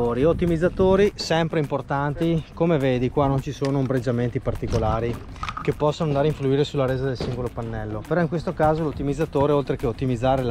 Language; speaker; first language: Italian; native; Italian